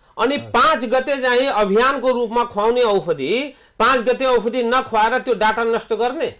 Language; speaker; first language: Nepali; non-native, local second language; Awadhi